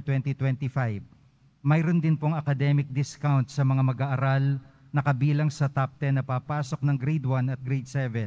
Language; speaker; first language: Filipino; native; Filipino